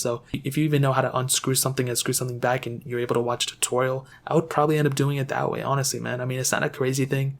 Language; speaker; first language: English; native; English